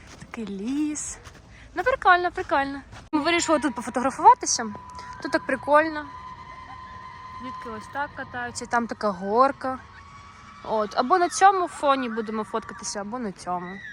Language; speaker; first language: Ukrainian; non-native, local second language; Russian